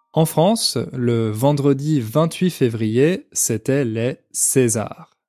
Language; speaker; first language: French; native; French